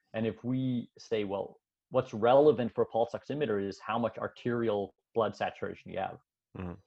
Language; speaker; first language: English; native; English